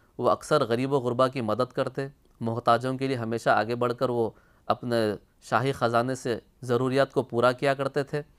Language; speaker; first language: Urdu; native; Urdu